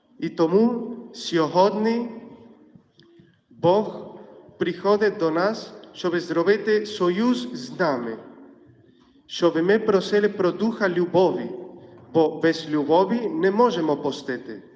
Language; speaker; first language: Ukrainian; non-native, fluent; Polish